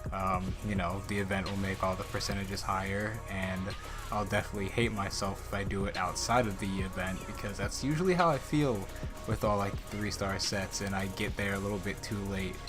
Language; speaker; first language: English; native; English